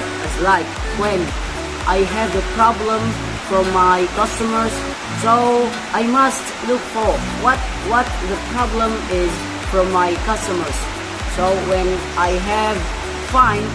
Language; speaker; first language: English; non-native, learner; Indonesian